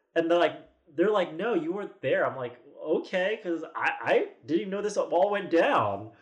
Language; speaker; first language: English; native; English